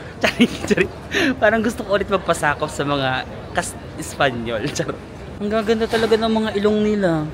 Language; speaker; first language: Filipino; non-native, local second language; Waray